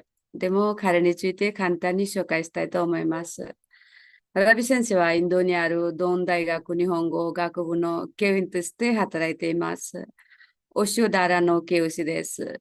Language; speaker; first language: Japanese; non-native, fluent; Nepali